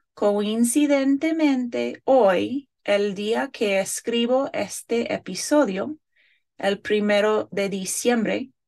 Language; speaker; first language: Spanish; non-native, fluent; English